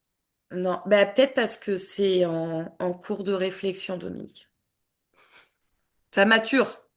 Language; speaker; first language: French; native; French